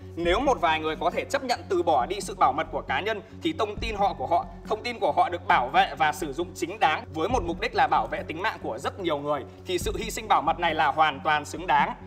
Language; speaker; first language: Vietnamese; native; Vietnamese